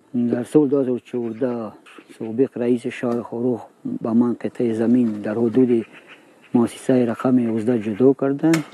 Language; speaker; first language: Tajik; non-native, local second language; Shughni